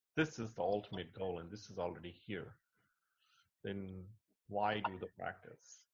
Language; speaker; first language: English; non-native, local second language; Hindi